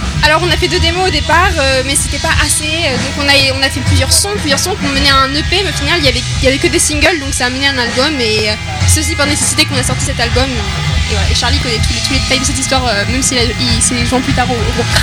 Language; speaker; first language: French; native; French